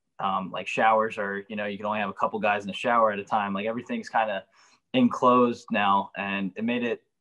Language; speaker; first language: English; native; English